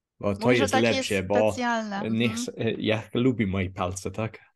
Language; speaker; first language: Polish; non-native, learner; English